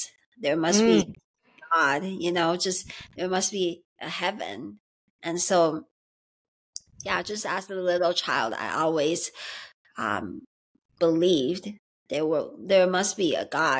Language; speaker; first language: English; early bilingual, other home language; Chinese